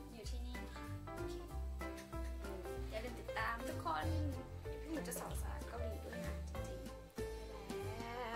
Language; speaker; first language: Korean; non-native, fluent; Thai